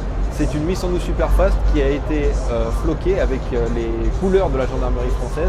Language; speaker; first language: French; native; French